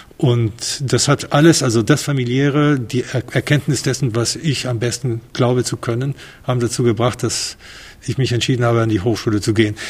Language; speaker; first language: German; non-native, fluent; Spanish